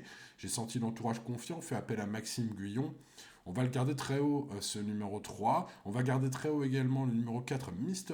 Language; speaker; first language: French; native; French